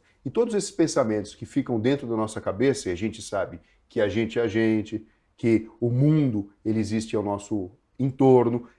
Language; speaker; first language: Portuguese; native; Portuguese